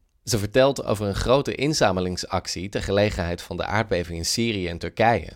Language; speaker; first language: Dutch; native; Dutch